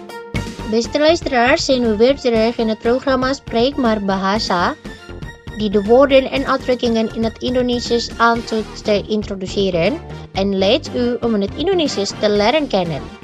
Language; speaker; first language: Dutch; non-native, fluent; Indonesian